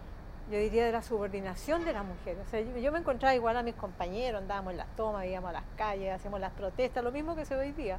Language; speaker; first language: Spanish; native; Spanish